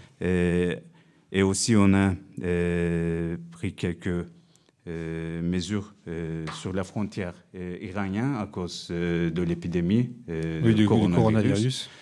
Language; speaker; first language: French; non-native, fluent; Turkish